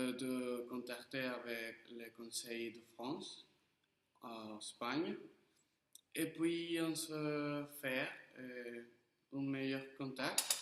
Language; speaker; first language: French; non-native, learner; Spanish